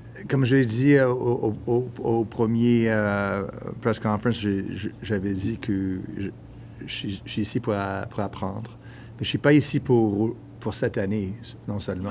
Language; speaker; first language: French; non-native, local second language; English